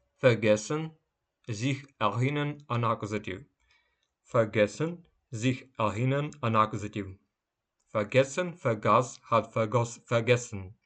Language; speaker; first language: German; non-native, fluent; Ukrainian